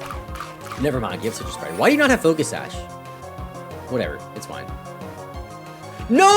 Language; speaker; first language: English; native; English